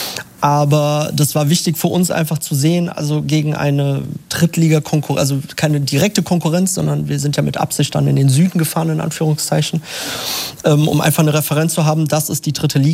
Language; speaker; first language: German; native; German